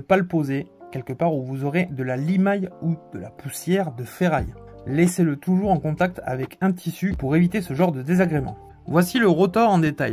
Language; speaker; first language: French; native; French